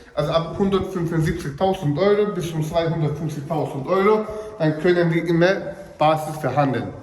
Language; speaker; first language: German; non-native, learner; Turkish